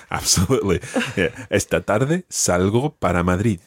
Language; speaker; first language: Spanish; non-native, fluent; English